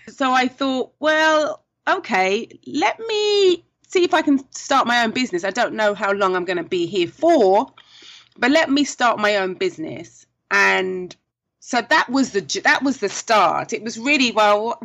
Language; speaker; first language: English; native; English